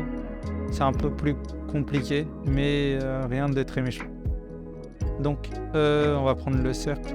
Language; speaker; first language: French; native; French